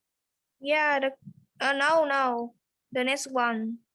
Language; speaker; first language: English; non-native, learner; Vietnamese